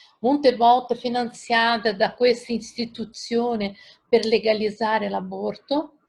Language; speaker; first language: Italian; non-native, fluent; Portuguese